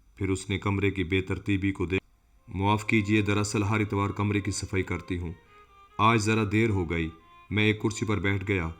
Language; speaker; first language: Urdu; non-native, local second language; Sindhi